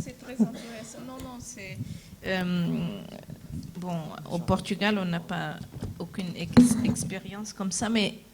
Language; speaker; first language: French; non-native, fluent; Portuguese